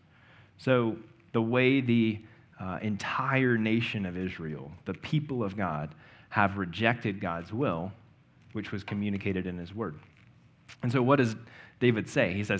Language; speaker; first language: English; native; English